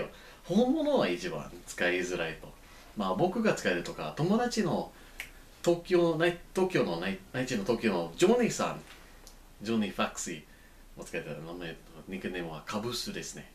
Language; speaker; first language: Japanese; non-native, learner; English